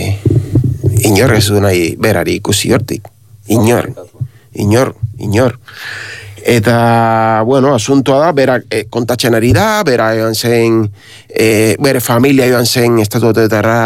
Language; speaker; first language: Basque; non-native, learner; Spanish